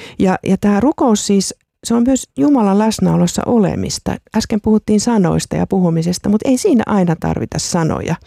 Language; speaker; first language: Finnish; native; Finnish